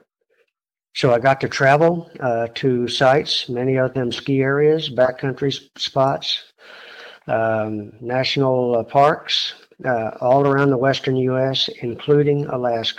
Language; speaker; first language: English; native; English